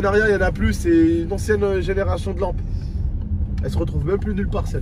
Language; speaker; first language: French; native; French